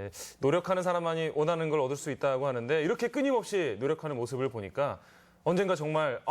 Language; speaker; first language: Korean; native; Korean